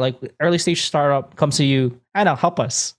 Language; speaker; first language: English; non-native, local second language; Filipino